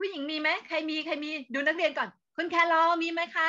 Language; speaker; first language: Thai; native; Thai